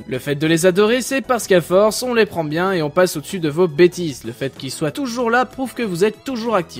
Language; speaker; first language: French; native; French